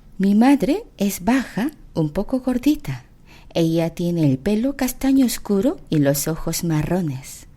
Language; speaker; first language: Spanish; non-native, fluent; Korean